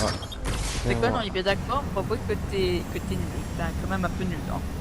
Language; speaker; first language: French; native; French